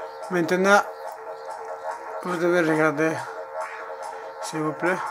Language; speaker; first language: French; non-native, learner; Spanish